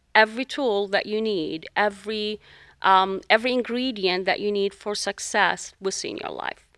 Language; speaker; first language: English; non-native, fluent; Arabic